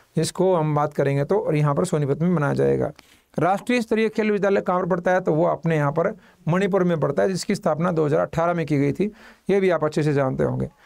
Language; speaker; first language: Hindi; native; Hindi